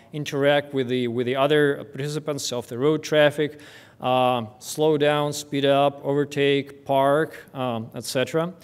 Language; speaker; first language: English; non-native, fluent; Russian